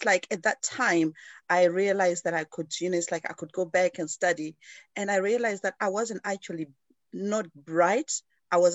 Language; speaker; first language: English; non-native, local second language; Shona